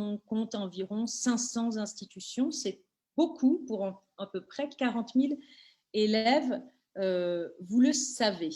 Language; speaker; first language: French; native; French